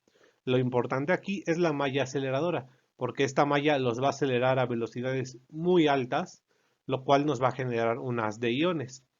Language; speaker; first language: Spanish; native; Spanish